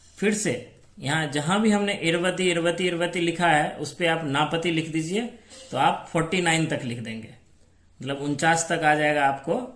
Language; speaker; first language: Hindi; native; Hindi